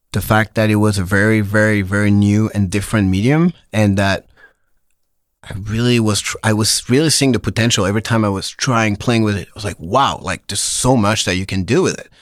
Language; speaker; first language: English; non-native, fluent; French